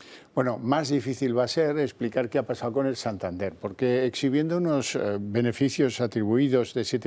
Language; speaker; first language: Spanish; native; Spanish